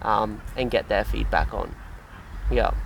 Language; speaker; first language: English; native; English